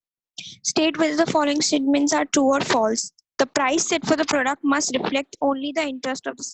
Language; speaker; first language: English; non-native, local second language; Hindi